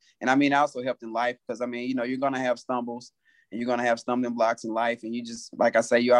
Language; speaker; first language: English; native; English